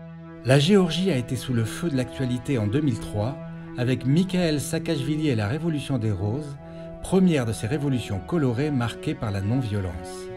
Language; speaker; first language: French; native; French